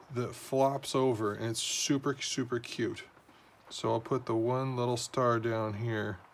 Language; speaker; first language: English; native; English